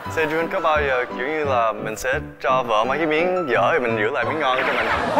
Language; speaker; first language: Vietnamese; early bilingual, heritage; Vietnamese